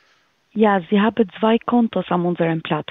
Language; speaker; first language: German; non-native, learner; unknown